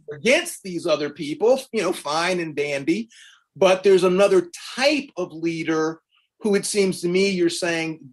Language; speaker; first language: English; native; English